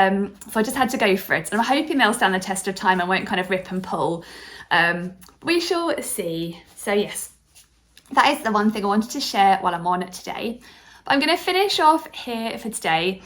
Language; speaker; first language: English; native; English